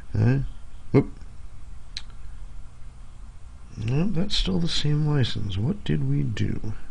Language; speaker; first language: English; native; English